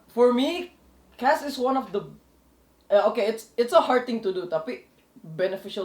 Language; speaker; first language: English; non-native, local second language; Indonesian